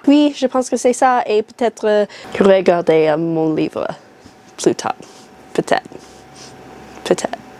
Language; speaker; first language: French; non-native, learner; English